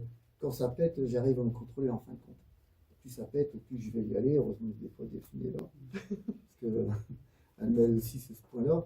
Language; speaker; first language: French; native; French